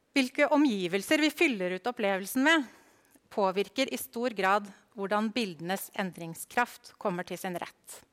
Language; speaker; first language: Norwegian; native; Norwegian